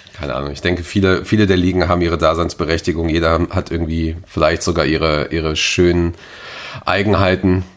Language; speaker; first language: German; native; German